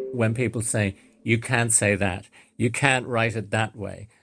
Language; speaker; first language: English; native; English